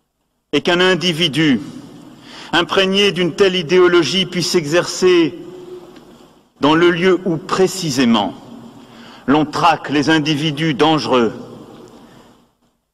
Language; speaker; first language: French; native; French